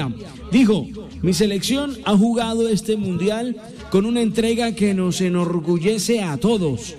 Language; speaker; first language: Spanish; native; Spanish